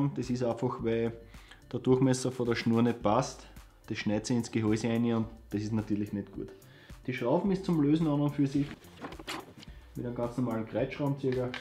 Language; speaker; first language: German; native; German